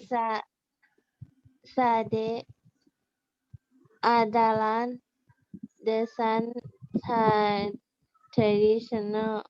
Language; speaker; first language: Indonesian; non-native, learner; Thai